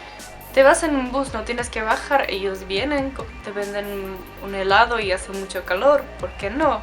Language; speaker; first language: Spanish; non-native, fluent; Czech